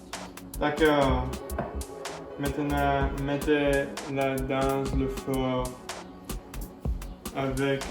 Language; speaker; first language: French; non-native, learner; English